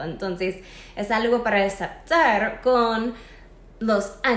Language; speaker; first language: Spanish; non-native, fluent; English